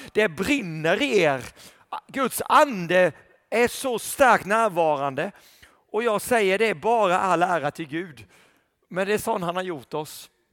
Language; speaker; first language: Swedish; native; Swedish